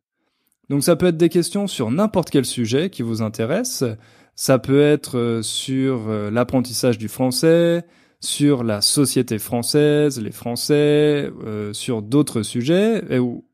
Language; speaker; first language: French; native; French